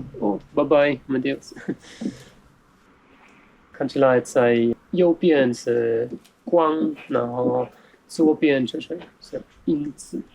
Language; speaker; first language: Chinese; non-native, fluent; German